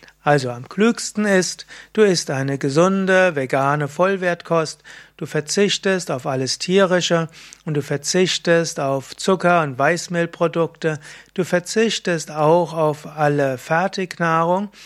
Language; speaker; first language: German; native; German